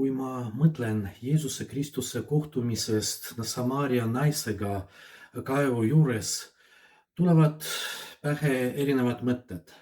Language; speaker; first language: Estonian; non-native, fluent; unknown